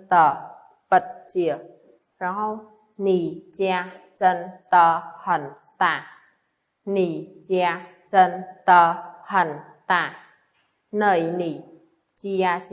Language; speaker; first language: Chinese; non-native, fluent; Khmer